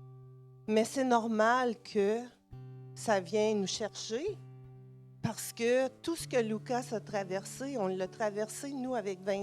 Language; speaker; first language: French; native; French